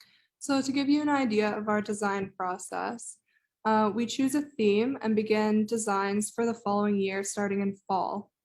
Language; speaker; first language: English; native; English